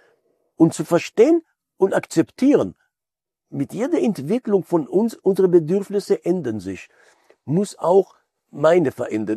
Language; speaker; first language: German; non-native, fluent; Hebrew